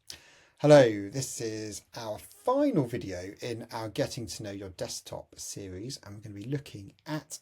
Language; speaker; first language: English; native; English